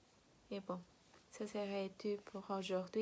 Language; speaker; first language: French; non-native, learner; Spanish